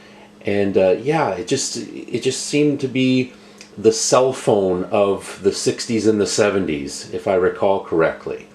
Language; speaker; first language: English; native; English